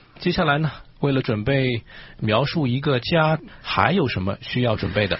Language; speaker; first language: Chinese; native; Chinese